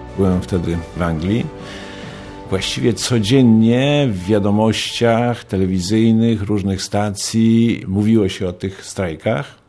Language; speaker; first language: Polish; native; Polish